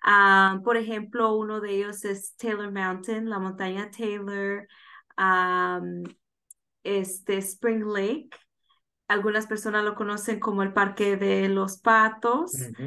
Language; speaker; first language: Spanish; early bilingual, heritage; Spanish